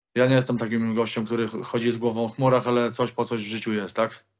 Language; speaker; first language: Polish; native; Polish